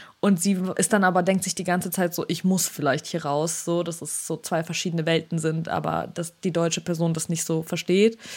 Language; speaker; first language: German; early bilingual, other home language; Russian